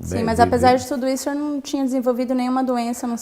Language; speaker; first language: Portuguese; native; Portuguese